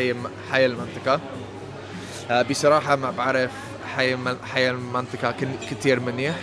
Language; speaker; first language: Arabic; non-native, learner; English